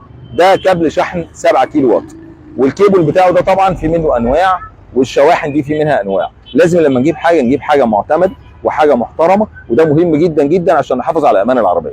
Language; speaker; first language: Arabic; native; Arabic